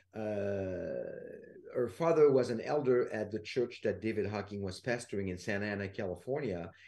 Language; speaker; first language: English; non-native, fluent; French